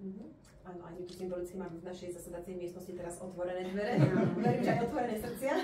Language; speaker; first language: Slovak; native; Slovak